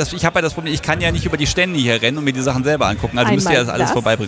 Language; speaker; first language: German; native; German